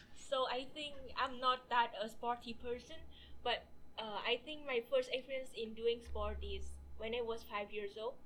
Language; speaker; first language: English; non-native, fluent; Vietnamese